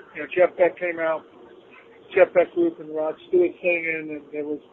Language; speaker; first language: English; native; English